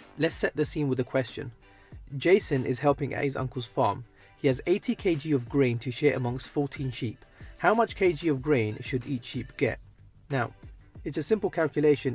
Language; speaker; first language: English; native; English